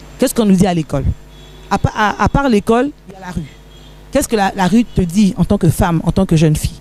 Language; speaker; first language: French; non-native, local second language; Lingala